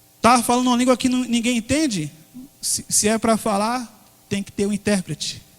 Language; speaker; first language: Portuguese; native; Portuguese